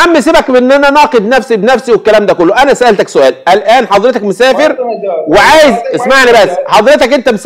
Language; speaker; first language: Arabic; native; Arabic